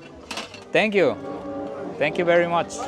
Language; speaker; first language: English; non-native, learner; Spanish